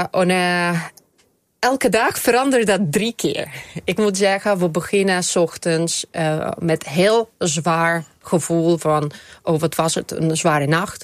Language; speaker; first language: Dutch; non-native, fluent; Ukrainian